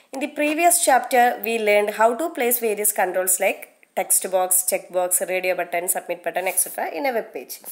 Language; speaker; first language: English; non-native, local second language; Malayalam